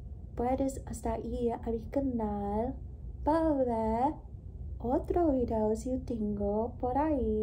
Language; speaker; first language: Spanish; non-native, learner; English